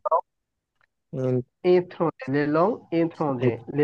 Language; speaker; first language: French; non-native, fluent; Bangla